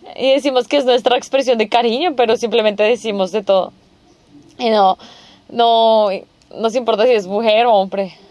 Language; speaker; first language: Spanish; non-native, fluent; Korean